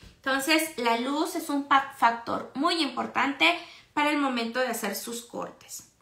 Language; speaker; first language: Spanish; native; Spanish